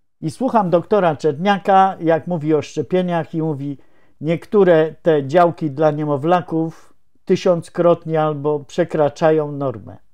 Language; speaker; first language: Polish; native; Polish